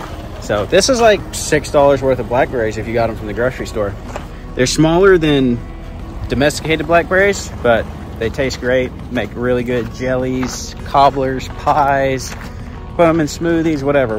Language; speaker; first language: English; native; English